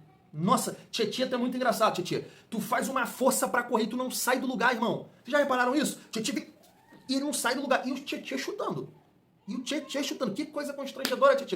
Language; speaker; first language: Portuguese; native; Portuguese